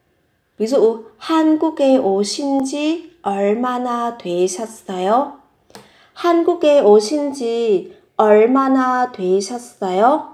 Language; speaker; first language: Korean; non-native, fluent; Vietnamese